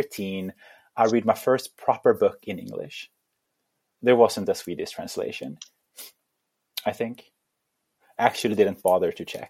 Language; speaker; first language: English; non-native, fluent; Swedish